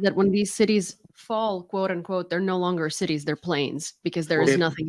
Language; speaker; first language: English; non-native, fluent; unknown